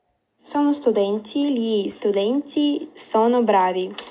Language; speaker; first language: Italian; non-native, learner; Ukrainian